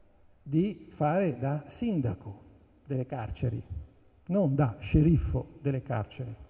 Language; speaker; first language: Italian; native; Italian